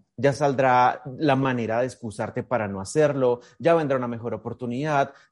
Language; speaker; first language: Spanish; native; Spanish